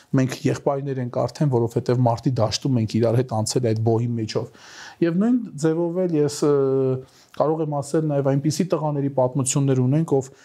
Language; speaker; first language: Armenian; native; Armenian